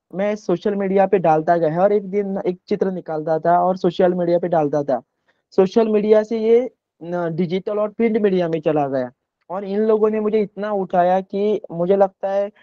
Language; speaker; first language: Hindi; non-native, local second language; Konkani